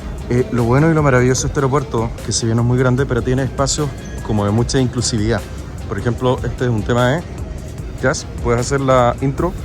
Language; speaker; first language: Spanish; native; Spanish